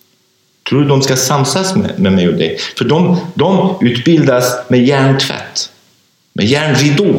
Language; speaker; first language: Swedish; non-native, fluent; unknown